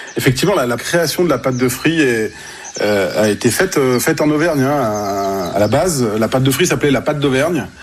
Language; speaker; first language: French; native; French